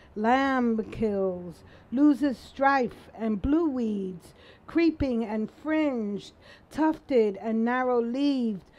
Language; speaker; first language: English; early bilingual, other home language; Spanish